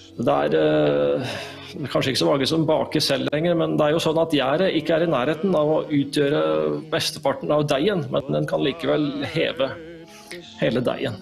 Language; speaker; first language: Norwegian; native; Norwegian